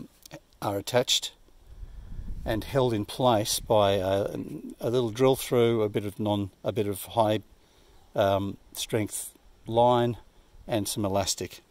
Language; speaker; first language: English; native; English